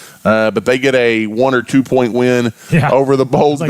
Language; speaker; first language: English; native; English